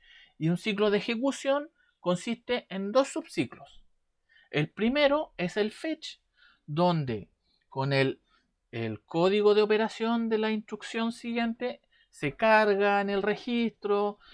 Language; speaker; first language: Spanish; native; Spanish